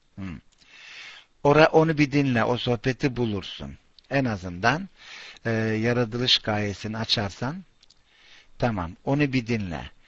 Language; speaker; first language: Turkish; non-native, fluent; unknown